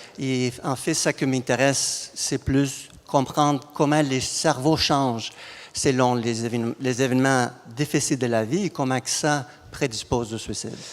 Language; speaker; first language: French; non-native, fluent; Spanish